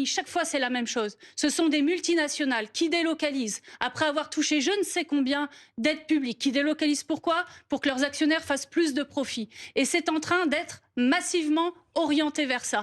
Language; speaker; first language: French; native; French